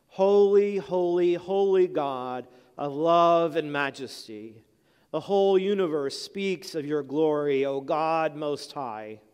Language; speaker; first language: English; native; English